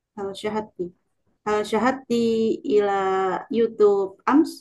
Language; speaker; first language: Arabic; non-native, learner; Indonesian